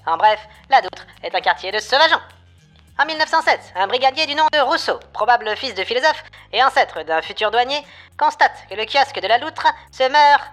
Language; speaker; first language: French; native; French